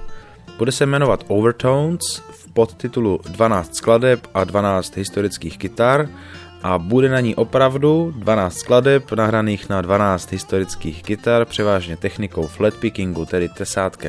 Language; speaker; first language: Czech; native; Czech